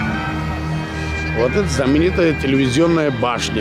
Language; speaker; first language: Russian; non-native, local second language; Georgian